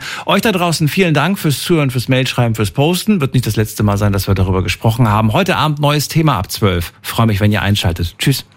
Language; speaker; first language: German; native; German